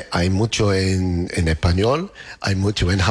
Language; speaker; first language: Spanish; non-native, learner; English